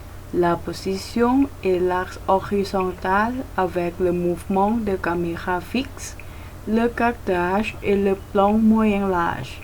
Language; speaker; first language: French; non-native, learner; Thai